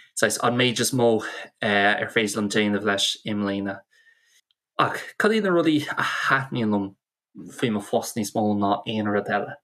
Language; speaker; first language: Irish; non-native, local second language; English